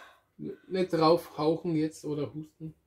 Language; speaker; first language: German; native; German